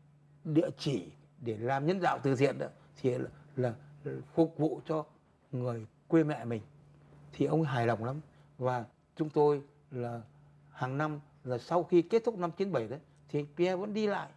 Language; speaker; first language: Vietnamese; native; Vietnamese